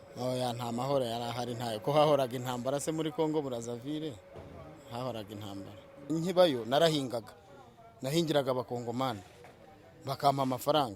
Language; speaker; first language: Kinyarwanda; native; Kinyarwanda